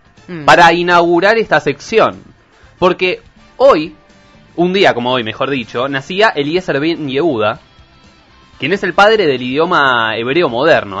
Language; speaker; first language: Spanish; native; Spanish